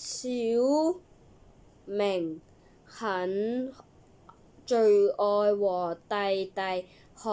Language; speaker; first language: Chinese; non-native, learner; English